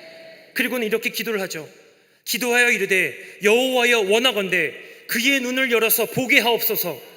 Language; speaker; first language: Korean; native; Korean